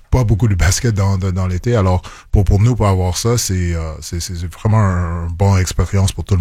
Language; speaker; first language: French; non-native, local second language; English